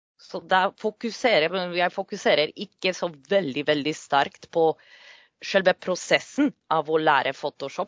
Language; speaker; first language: Norwegian; non-native, fluent; Polish